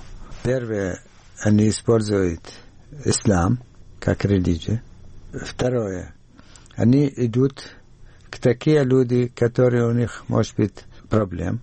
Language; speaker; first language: Russian; non-native, learner; Arabic